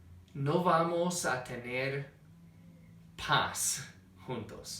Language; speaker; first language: Spanish; non-native, fluent; English